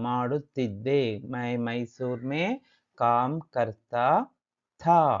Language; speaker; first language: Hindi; non-native, local second language; Kannada